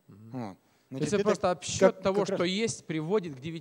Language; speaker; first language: Russian; native; Russian